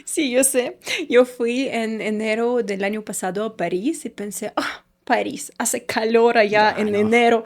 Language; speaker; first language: Spanish; non-native, fluent; Russian